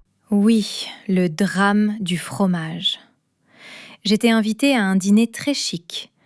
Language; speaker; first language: French; non-native, fluent; English